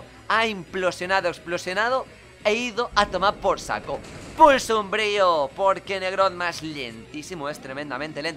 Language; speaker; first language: Spanish; native; Spanish